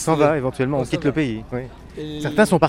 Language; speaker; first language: French; native; French